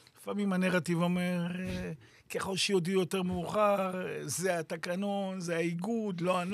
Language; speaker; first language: Hebrew; native; Hebrew